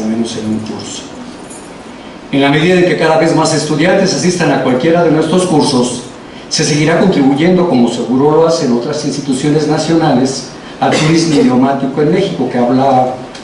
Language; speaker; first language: Spanish; native; Spanish